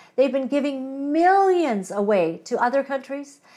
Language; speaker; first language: English; native; English